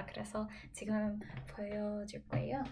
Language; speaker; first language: Korean; non-native, learner; English